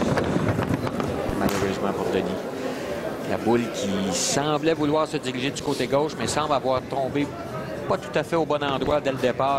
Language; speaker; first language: French; native; French